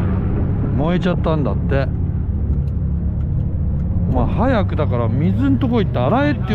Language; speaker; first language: Japanese; native; Japanese